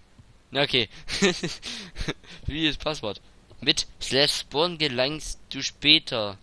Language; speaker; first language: German; native; German